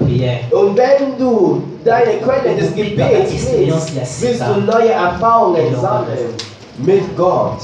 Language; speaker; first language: German; non-native, learner; French